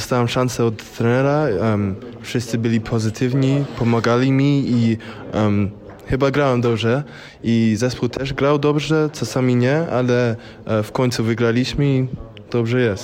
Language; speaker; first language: Polish; early bilingual, heritage; English